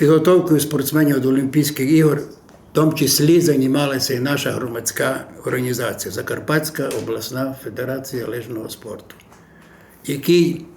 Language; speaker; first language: Ukrainian; native; Ukrainian